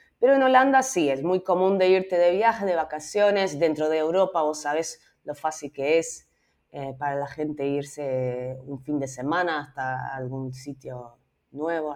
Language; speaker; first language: Spanish; non-native, fluent; Dutch